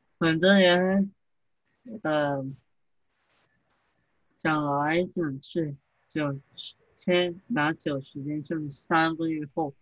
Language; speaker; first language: Chinese; early bilingual, heritage; English